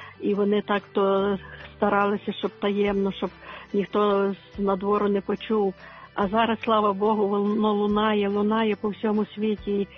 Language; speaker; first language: Ukrainian; native; Ukrainian